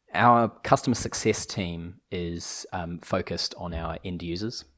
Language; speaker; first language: English; native; English